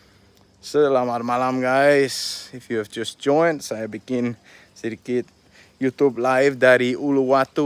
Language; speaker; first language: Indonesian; non-native, fluent; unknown